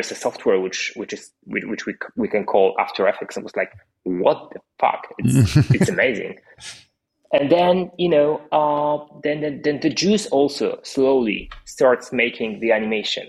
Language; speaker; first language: English; non-native, fluent; Polish